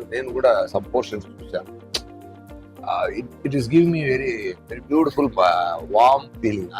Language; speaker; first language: Telugu; non-native, fluent; Tamil